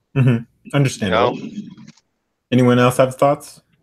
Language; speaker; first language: English; native; English